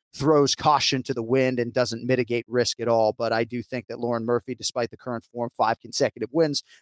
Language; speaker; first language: English; native; English